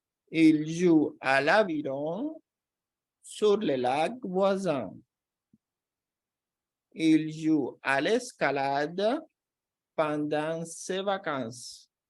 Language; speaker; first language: French; non-native, fluent; Portuguese